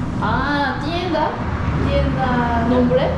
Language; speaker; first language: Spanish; non-native, learner; Korean